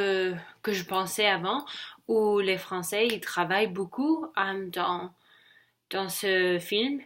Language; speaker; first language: French; non-native, learner; English